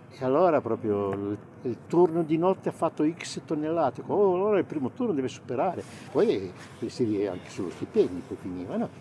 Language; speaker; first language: Italian; native; Italian